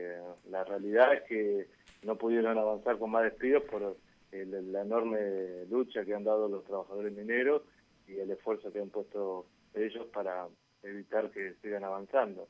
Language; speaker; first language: Spanish; native; Spanish